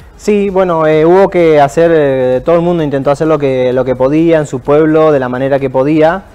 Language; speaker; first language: Spanish; native; Spanish